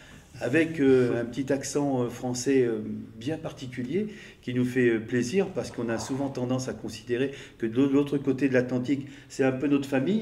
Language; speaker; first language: French; native; French